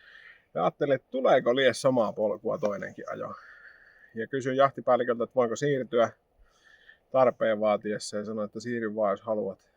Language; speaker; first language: Finnish; native; Finnish